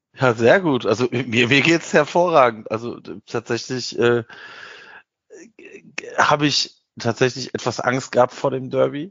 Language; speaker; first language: German; native; German